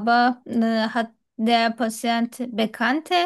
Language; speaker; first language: German; non-native, learner; Turkish